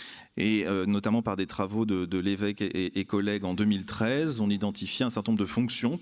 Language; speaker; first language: French; native; French